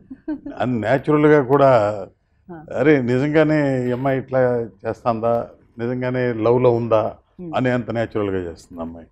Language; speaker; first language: Telugu; native; Telugu